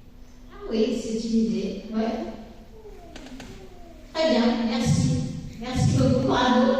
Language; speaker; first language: French; native; French